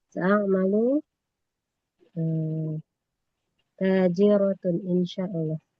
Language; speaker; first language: Arabic; non-native, learner; Indonesian